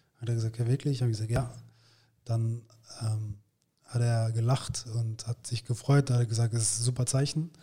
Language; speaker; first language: German; early bilingual, other home language; Turkish